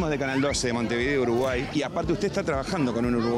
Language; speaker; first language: Spanish; native; Spanish